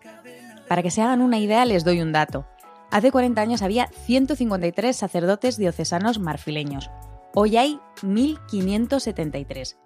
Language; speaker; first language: Spanish; native; Spanish